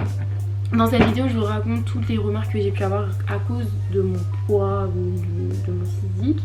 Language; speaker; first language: French; native; French